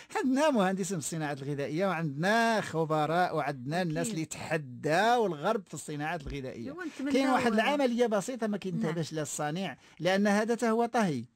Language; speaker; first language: Arabic; native; Arabic